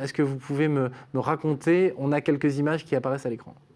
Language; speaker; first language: French; native; French